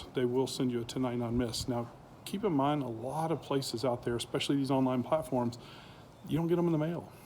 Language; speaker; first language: English; native; English